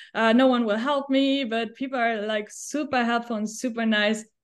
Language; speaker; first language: English; non-native, fluent; German